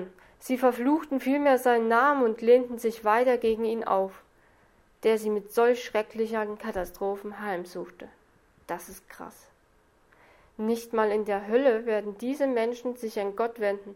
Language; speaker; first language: German; native; German